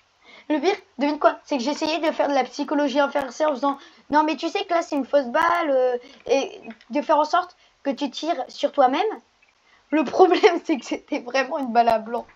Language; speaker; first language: French; native; French